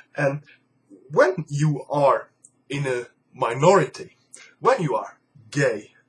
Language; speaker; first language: English; non-native, fluent; Luxembourgish